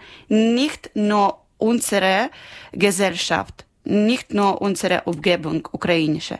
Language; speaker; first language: German; non-native, learner; Ukrainian